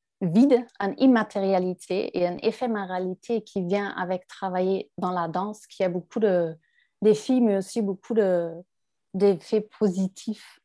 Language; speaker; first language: French; non-native, fluent; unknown